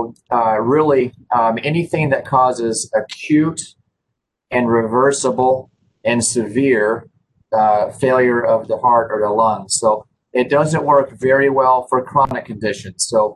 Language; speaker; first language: English; native; English